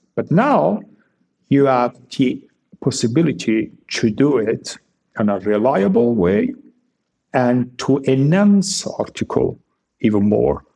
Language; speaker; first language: English; non-native, fluent; Italian